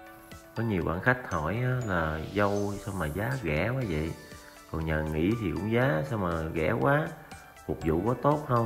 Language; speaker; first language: Vietnamese; native; Vietnamese